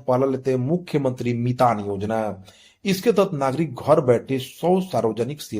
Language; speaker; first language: Hindi; native; Hindi